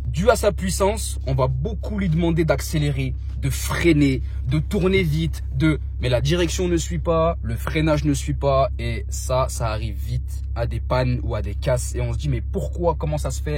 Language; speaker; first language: French; native; French